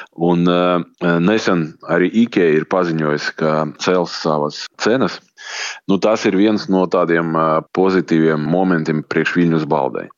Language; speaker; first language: Latvian; non-native, local second language; Russian